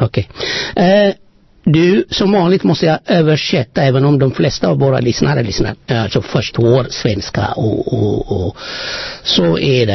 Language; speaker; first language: Swedish; non-native, fluent; Amharic